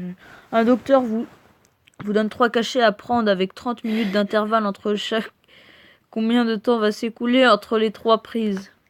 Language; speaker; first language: French; native; French